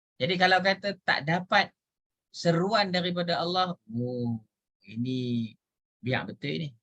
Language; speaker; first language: Malay; native; Malay